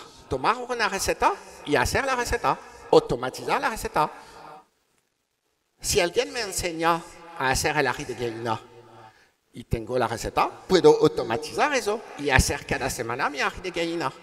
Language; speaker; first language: Spanish; non-native, learner; French